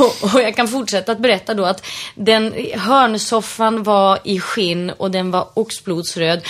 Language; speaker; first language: Swedish; native; Swedish